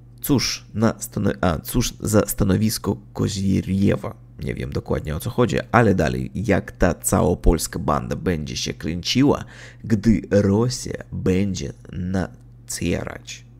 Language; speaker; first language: Polish; non-native, learner; Russian